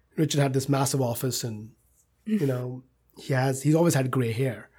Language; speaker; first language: English; non-native, local second language; Hindi